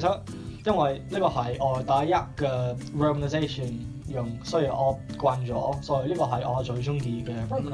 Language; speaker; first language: Cantonese; non-native, learner; English